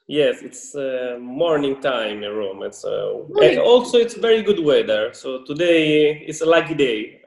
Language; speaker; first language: English; non-native, fluent; Italian